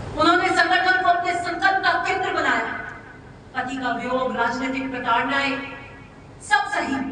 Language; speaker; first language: Hindi; native; Hindi